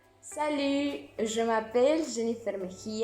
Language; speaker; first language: French; non-native, fluent; Spanish